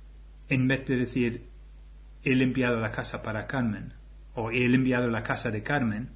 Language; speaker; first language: Spanish; non-native, fluent; English